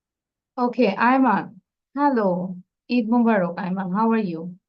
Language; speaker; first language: English; non-native, fluent; Bangla